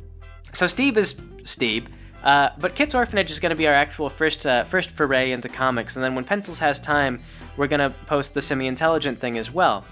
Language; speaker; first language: English; native; English